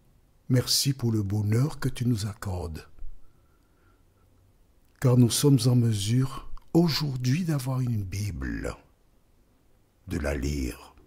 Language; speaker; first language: French; native; French